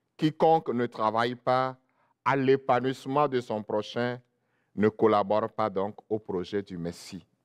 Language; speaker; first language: French; non-native, local second language; Ewe